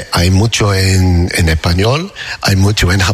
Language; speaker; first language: Spanish; non-native, learner; English